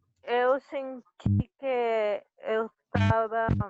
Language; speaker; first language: Portuguese; non-native, learner; Spanish